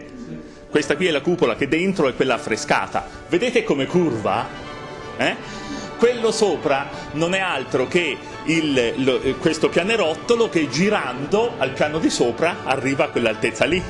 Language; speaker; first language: Italian; native; Italian